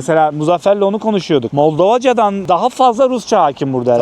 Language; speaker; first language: Turkish; native; Turkish